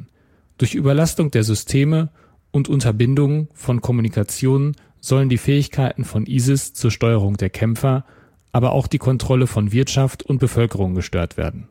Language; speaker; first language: German; native; German